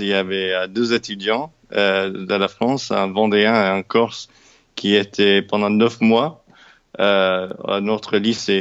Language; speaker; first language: French; non-native, fluent; English